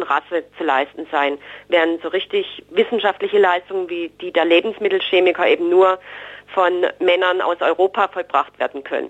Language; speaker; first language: German; native; German